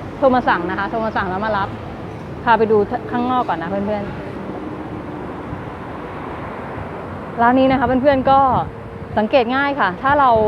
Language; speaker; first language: Thai; native; Thai